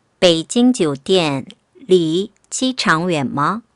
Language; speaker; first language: Chinese; non-native, fluent; Korean